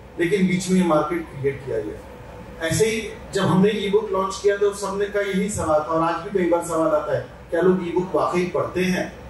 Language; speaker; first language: Hindi; native; Hindi